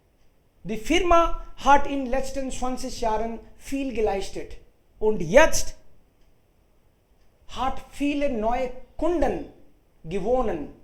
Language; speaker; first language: German; non-native, fluent; Hindi